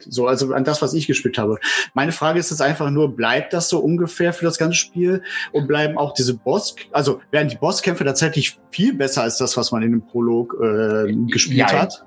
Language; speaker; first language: German; native; German